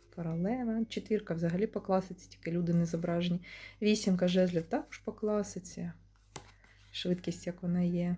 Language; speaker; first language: Ukrainian; non-native, local second language; Russian